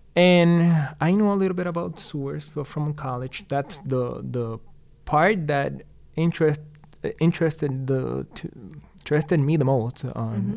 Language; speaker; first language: English; non-native, fluent; Spanish